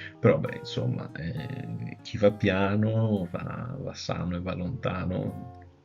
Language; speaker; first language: Italian; early bilingual, other home language; Ukrainian